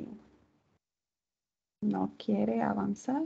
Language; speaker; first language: Spanish; non-native, fluent; Haitian Creole